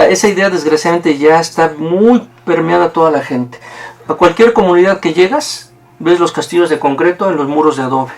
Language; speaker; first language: Spanish; native; Spanish